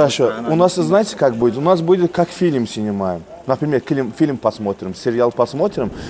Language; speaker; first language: Russian; non-native, local second language; Azerbaijani